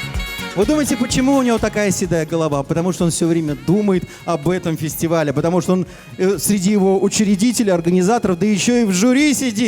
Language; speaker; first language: Russian; native; Russian